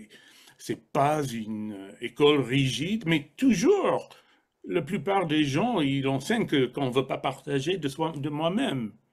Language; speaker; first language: French; non-native, fluent; English